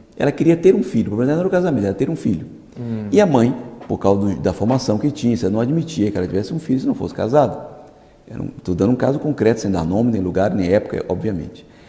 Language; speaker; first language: Portuguese; native; Portuguese